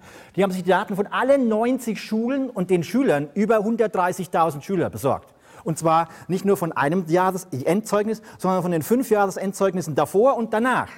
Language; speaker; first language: German; native; German